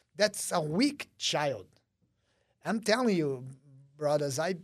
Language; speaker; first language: English; early bilingual, other home language; Portuguese